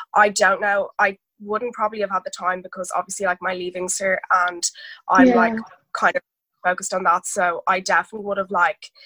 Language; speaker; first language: English; native; English